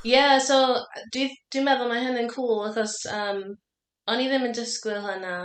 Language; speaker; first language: Welsh; non-native, learner; English